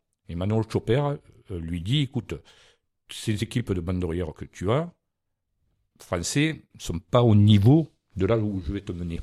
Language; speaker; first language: French; native; French